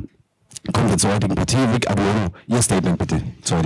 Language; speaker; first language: German; native; German